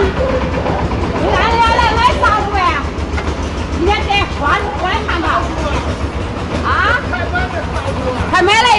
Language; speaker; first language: Chinese; native; Chinese